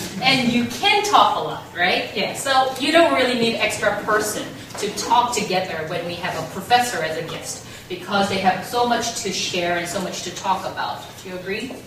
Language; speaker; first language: English; non-native, fluent; Korean